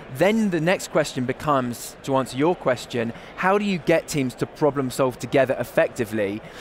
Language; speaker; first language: English; native; English